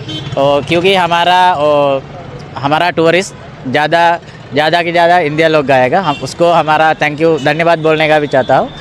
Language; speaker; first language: Hindi; non-native, learner; Sinhala